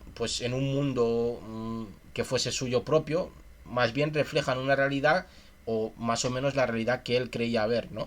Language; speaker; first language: Spanish; native; Spanish